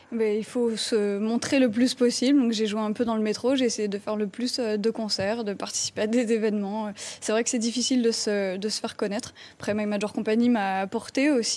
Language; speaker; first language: French; native; French